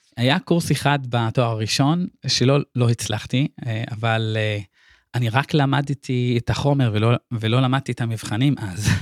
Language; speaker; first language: Hebrew; non-native, local second language; Arabic